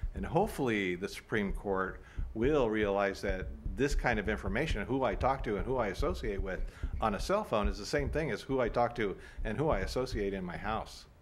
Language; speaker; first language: English; native; English